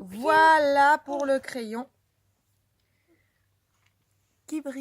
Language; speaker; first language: French; native; French